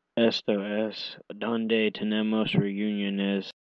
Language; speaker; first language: Spanish; non-native, learner; English